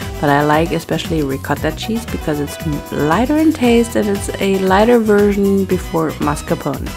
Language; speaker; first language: English; non-native, fluent; German